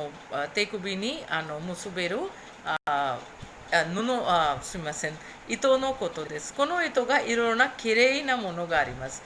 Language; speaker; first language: Japanese; non-native, fluent; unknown